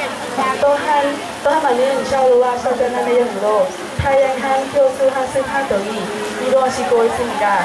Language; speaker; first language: Korean; non-native, learner; Thai